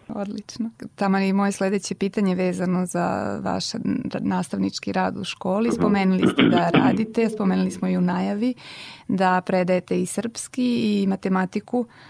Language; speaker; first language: Serbian; native; Serbian